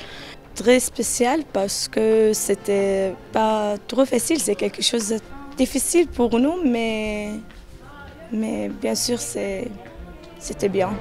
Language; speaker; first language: French; non-native, learner; Arabic